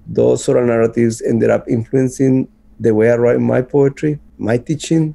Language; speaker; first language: English; non-native, fluent; Spanish